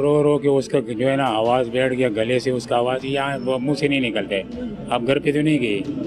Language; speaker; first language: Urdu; non-native, local second language; Pashto